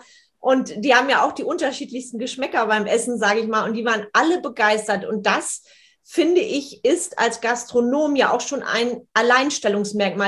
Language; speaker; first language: German; native; German